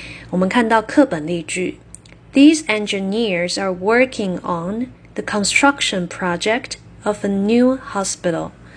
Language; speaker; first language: English; non-native, fluent; Chinese